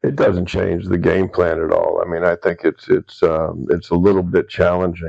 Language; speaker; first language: English; native; English